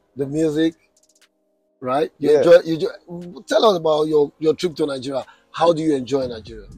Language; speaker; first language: English; non-native, local second language; Yoruba